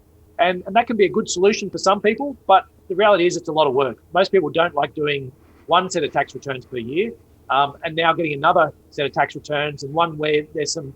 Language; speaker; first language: English; native; English